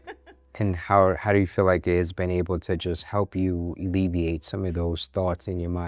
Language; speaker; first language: English; native; English